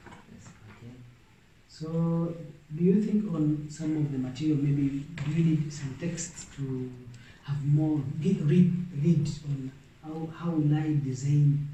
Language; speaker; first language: English; non-native, local second language; Swahili